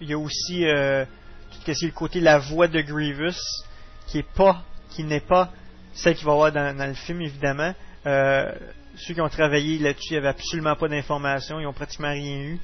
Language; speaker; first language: French; native; French